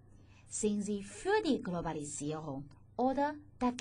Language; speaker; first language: German; non-native, fluent; Chinese